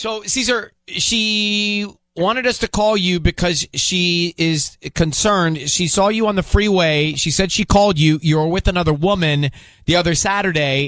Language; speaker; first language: English; native; English